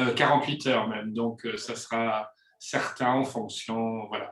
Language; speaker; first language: French; native; French